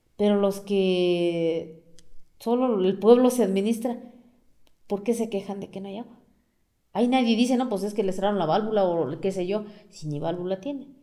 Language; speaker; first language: Spanish; non-native, local second language; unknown